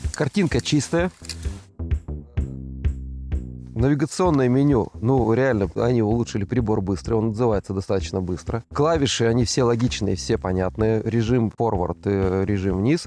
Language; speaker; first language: Russian; native; Russian